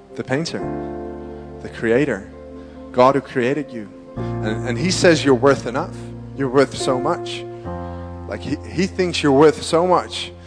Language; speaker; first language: English; non-native, fluent; Dutch